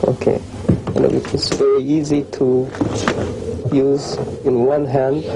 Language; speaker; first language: English; non-native, learner; Japanese